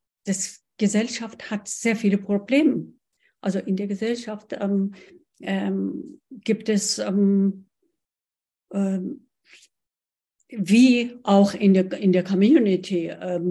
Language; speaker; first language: German; non-native, fluent; Persian